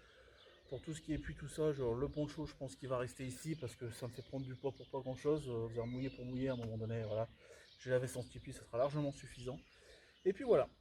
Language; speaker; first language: French; native; French